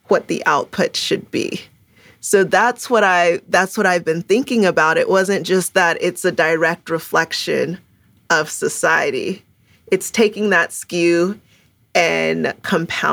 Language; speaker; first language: English; early bilingual, other home language; Akan